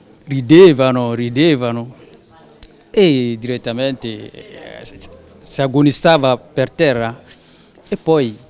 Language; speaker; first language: Italian; non-native, fluent; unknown